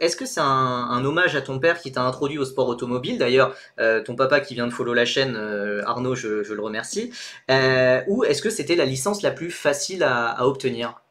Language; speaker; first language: French; native; French